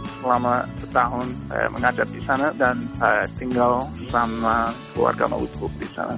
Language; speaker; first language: Indonesian; non-native, fluent; English